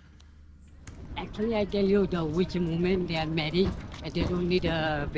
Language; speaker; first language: English; non-native, learner; Hindi